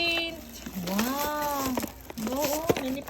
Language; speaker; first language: English; non-native, local second language; Filipino